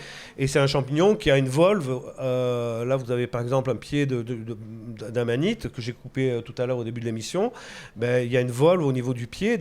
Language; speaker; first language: French; native; French